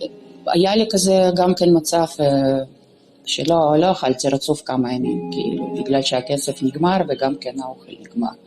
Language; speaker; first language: Hebrew; non-native, local second language; Romanian